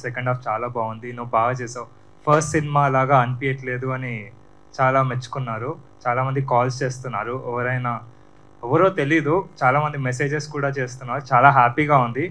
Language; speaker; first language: Telugu; native; Telugu